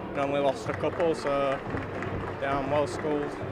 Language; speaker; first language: English; native; English